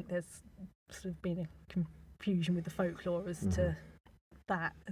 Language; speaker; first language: English; native; English